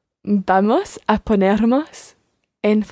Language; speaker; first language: Spanish; non-native, learner; English